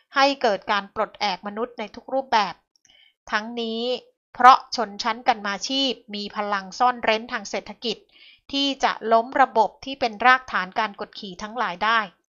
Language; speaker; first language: Thai; native; Thai